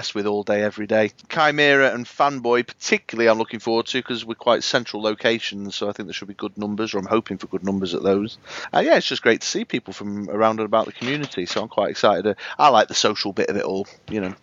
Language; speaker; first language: English; native; English